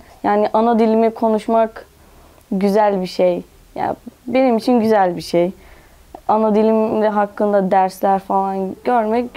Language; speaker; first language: Turkish; non-native, local second language; Kurdish